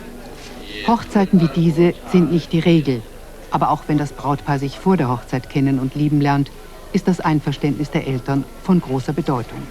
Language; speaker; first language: German; native; German